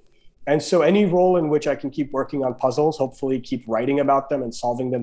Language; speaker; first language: English; non-native, local second language; Gujarati